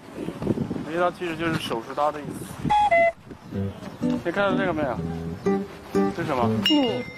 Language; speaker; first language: Chinese; native; Chinese